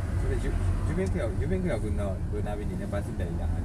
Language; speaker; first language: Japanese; non-native, learner; Burmese